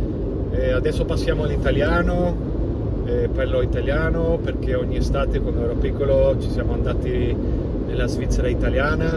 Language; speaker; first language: Italian; non-native, fluent; German